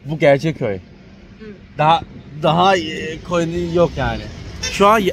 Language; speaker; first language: Turkish; non-native, learner; Chinese